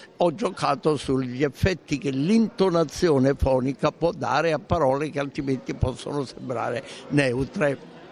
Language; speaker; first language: Italian; native; Italian